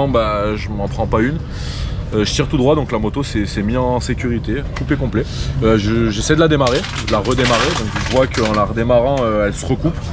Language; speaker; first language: French; native; French